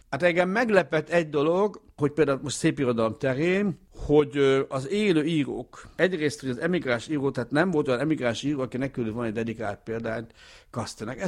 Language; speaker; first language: Hungarian; early bilingual, heritage; Hungarian